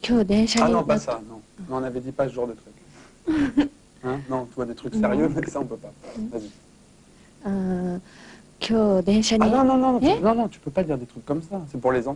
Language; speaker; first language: French; native; French